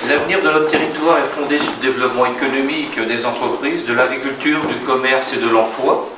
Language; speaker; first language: French; native; French